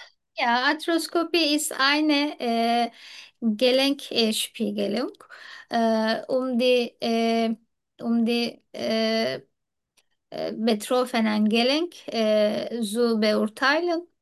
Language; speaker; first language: German; non-native, learner; Turkish